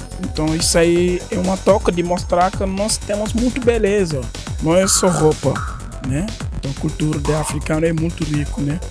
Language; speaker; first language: Portuguese; non-native, fluent; Wolof